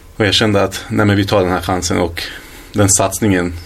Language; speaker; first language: Swedish; early bilingual, other home language; Kurdish